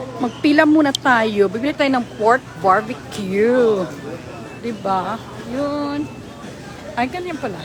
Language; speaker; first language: Filipino; non-native, local second language; Hiligaynon